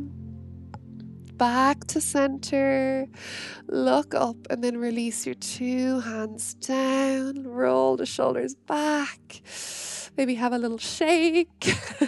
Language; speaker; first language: English; native; English